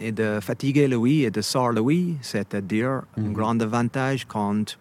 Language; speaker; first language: French; non-native, fluent; English